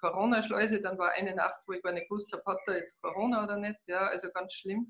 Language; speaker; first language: German; native; German